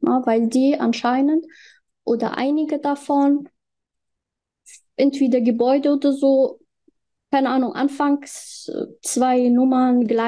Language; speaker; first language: German; non-native, fluent; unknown